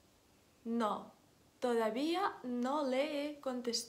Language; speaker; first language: Spanish; non-native, fluent; Ukrainian